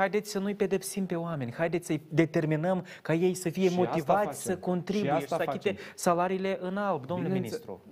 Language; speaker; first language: Romanian; native; Romanian